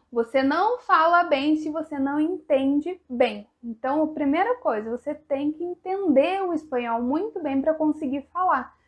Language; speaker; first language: Portuguese; native; Portuguese